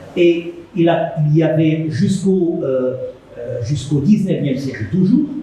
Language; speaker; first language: French; non-native, local second language; Arabic